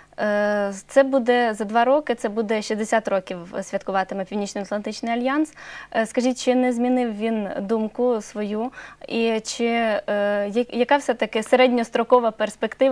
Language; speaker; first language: Ukrainian; native; Ukrainian